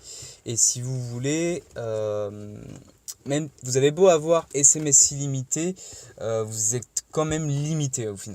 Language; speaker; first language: French; native; French